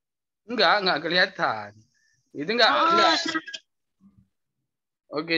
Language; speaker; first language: Indonesian; native; Indonesian